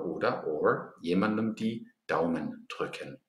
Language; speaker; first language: German; non-native, fluent; English